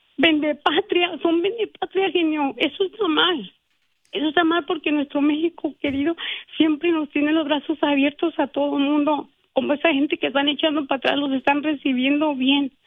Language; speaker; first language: Spanish; native; Spanish